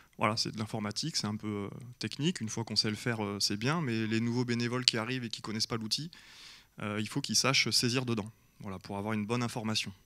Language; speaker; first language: French; native; French